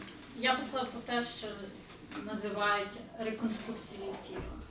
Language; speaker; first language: Ukrainian; early bilingual, heritage; Ukrainian